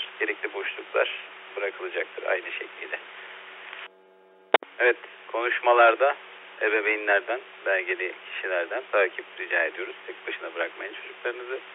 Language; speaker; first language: Turkish; native; Turkish